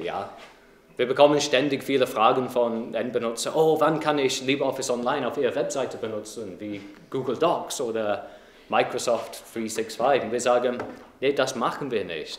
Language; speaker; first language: German; non-native, fluent; English